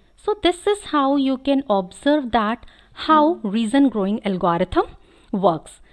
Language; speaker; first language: English; non-native, local second language; Hindi